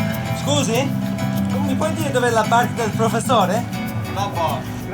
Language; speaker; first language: Italian; early bilingual, heritage; English